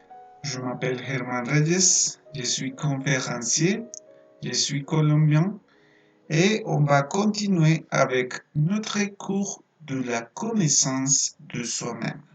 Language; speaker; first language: French; non-native, fluent; Spanish